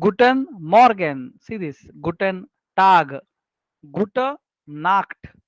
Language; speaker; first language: German; non-native, learner; Marathi